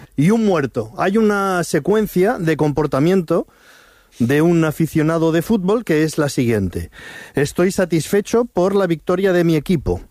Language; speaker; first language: Spanish; native; Spanish